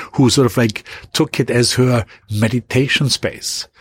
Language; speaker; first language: English; non-native, fluent; German